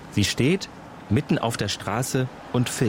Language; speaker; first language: German; native; German